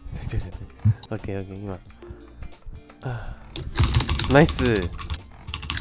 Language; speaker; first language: Japanese; non-native, learner; Chinese